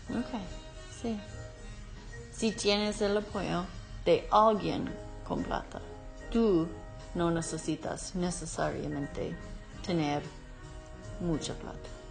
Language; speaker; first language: Spanish; non-native, learner; English